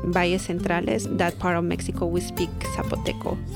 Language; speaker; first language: English; non-native, fluent; Spanish